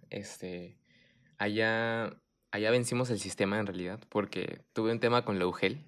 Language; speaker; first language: Spanish; early bilingual, heritage; Spanish